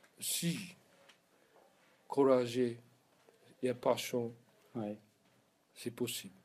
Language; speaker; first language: French; non-native, learner; Japanese